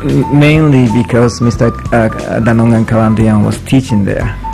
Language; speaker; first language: English; non-native, fluent; Japanese